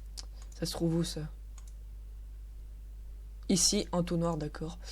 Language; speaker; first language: French; native; French